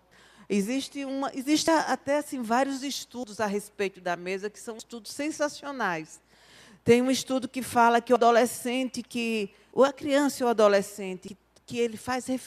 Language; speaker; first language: Portuguese; native; Portuguese